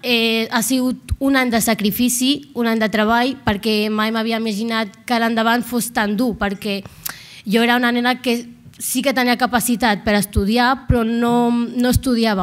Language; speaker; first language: Catalan; non-native, local second language; Arabic